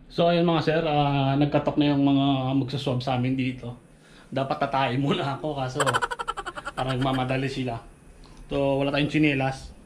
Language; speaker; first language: Filipino; non-native, local second language; Hiligaynon